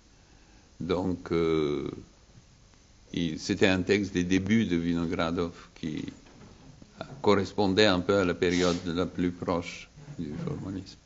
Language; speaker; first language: French; non-native, fluent; Bulgarian